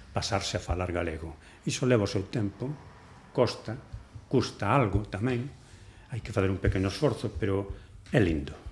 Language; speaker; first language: Galician; non-native, local second language; Spanish